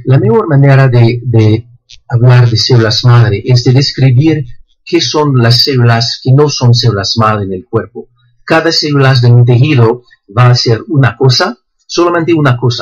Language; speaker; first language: Spanish; non-native, fluent; French